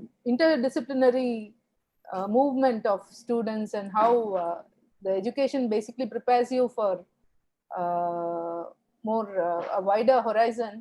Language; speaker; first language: English; non-native, local second language; Tamil